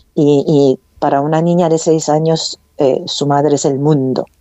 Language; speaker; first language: Spanish; non-native, fluent; Korean